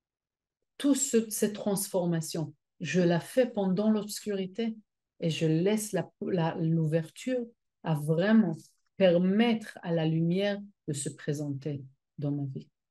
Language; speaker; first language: French; non-native, fluent; Hebrew